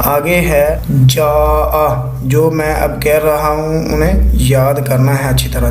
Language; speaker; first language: Urdu; non-native, local second language; Punjabi